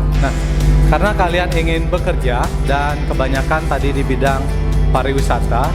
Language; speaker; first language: Indonesian; native; Indonesian